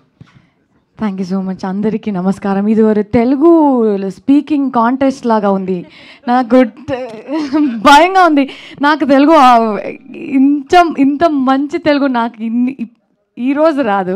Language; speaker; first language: Telugu; non-native, learner; Kannada